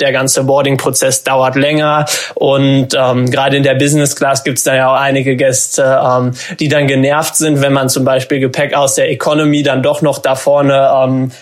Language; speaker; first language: German; native; German